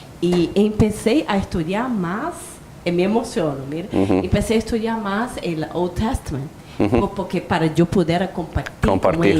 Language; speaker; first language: Spanish; early bilingual, heritage; Spanish